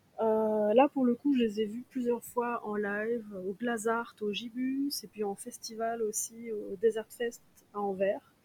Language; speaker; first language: French; native; French